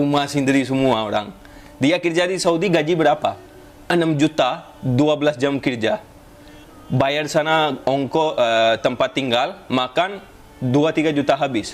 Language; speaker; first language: Indonesian; non-native, fluent; Hindi